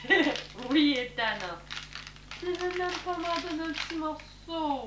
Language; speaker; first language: French; native; French